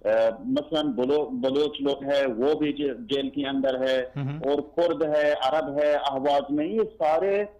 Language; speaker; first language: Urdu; non-native, learner; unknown